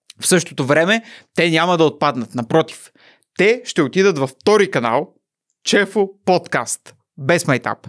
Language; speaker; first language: Bulgarian; native; Bulgarian